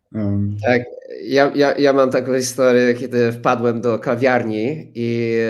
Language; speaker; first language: Polish; non-native, fluent; English